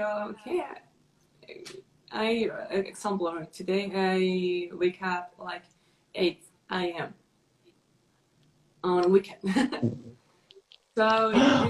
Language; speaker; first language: English; non-native, learner; Spanish